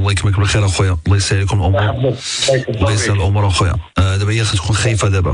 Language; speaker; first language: Arabic; native; Arabic